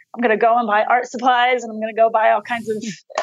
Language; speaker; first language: English; native; English